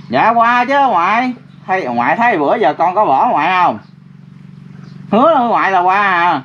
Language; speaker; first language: Vietnamese; native; Vietnamese